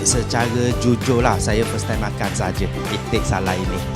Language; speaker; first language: Malay; native; Malay